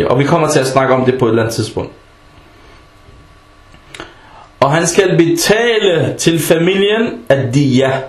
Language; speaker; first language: Danish; non-native, fluent; Arabic